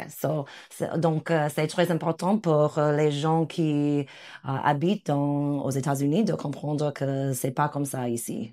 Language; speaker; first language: French; non-native, fluent; English